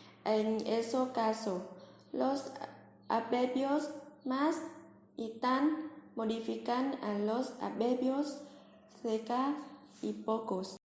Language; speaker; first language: Spanish; non-native, learner; Vietnamese